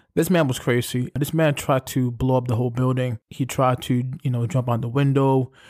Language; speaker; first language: English; native; English